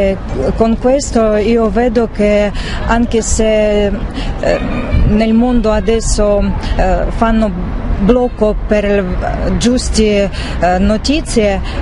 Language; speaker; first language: Italian; non-native, learner; Russian